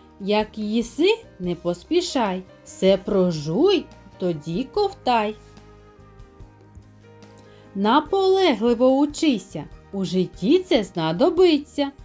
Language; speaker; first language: Ukrainian; native; Ukrainian